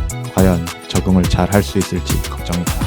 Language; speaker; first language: Korean; native; Korean